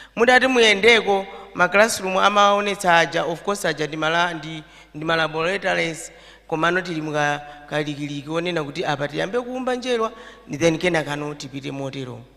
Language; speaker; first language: Nyanja; native; Nyanja